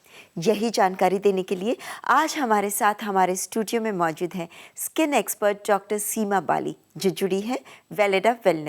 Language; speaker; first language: Hindi; native; Hindi